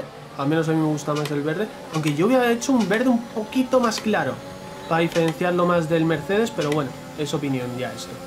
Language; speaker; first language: Spanish; native; Spanish